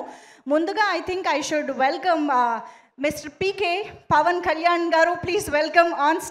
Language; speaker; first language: Telugu; native; Telugu